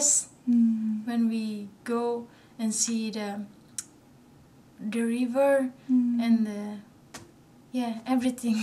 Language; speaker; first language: English; non-native, learner; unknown